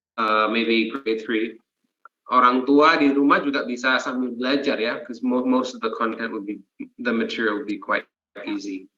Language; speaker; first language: Indonesian; non-native, fluent; English